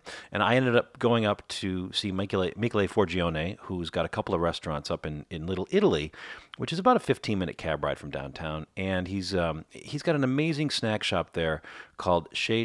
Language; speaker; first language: English; native; English